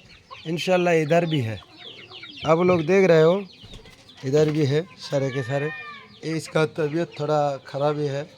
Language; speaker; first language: Hindi; non-native, local second language; Bangla